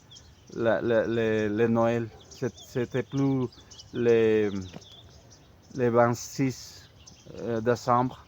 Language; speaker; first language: French; non-native, fluent; Spanish